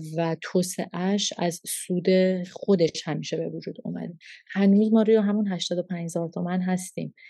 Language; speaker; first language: Persian; early bilingual, heritage; Persian